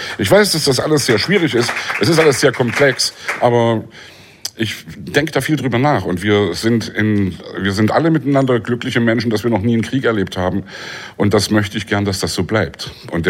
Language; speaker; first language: German; native; German